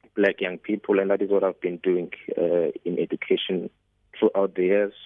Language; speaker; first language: English; non-native, local second language; Xhosa